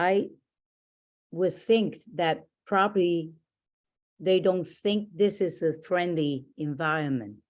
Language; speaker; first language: English; non-native, learner; Chinese